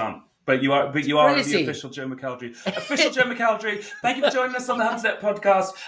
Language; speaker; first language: English; native; English